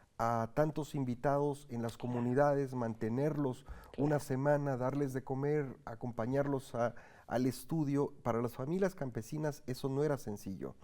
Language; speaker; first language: Spanish; native; Spanish